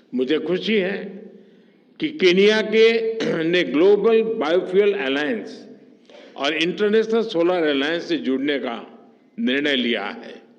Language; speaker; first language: Hindi; non-native, local second language; Gujarati